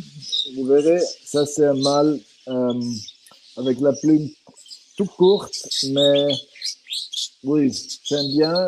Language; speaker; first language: French; non-native, fluent; Swiss German